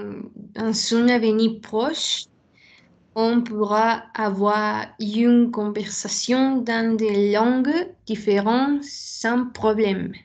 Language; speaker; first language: French; non-native, learner; Spanish